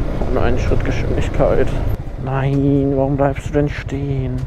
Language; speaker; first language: German; native; German